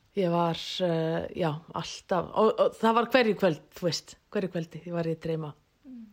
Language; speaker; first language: Icelandic; non-native, fluent; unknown